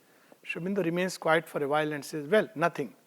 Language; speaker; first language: English; non-native, local second language; Hindi